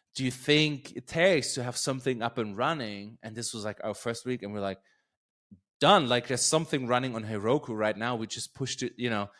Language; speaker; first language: English; non-native, fluent; German